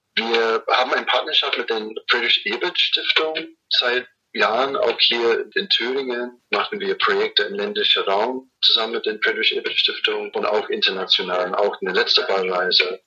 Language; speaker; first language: German; non-native, fluent; English